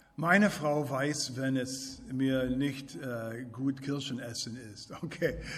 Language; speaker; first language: German; non-native, fluent; English